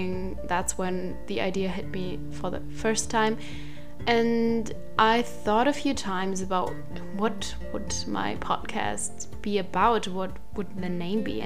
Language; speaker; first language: English; non-native, fluent; German